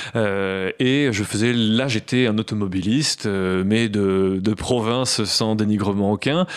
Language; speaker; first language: French; native; French